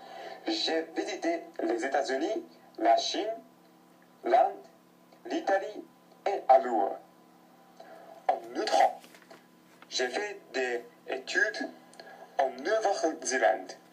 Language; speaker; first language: French; non-native, learner; Japanese